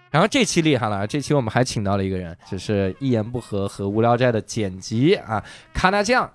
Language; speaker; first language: Chinese; native; Chinese